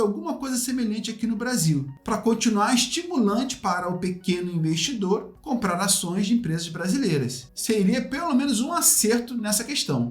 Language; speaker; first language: Portuguese; native; Portuguese